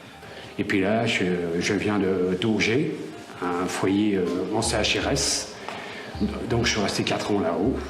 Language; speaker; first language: French; native; French